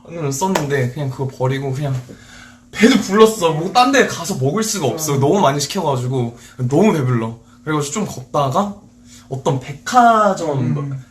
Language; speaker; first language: Korean; early bilingual, heritage; Korean